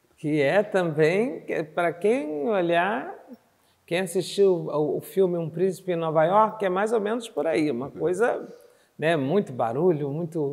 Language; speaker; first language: Portuguese; native; Portuguese